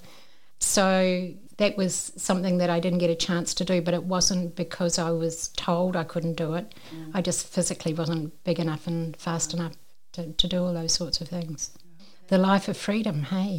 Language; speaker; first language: English; native; English